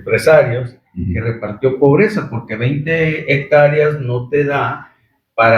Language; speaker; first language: Spanish; native; Spanish